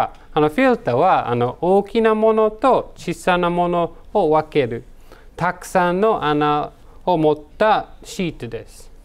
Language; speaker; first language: Japanese; non-native, learner; English